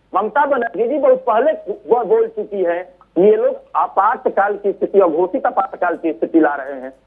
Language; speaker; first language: Hindi; native; Hindi